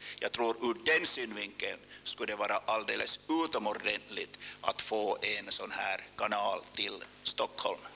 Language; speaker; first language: Swedish; native; Swedish